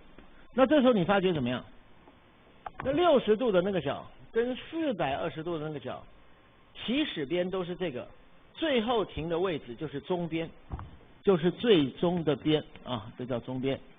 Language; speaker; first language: Chinese; native; Chinese